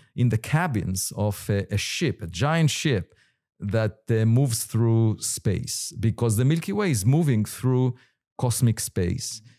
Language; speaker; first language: English; non-native, fluent; Hebrew